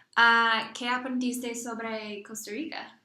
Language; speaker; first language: Spanish; non-native, learner; English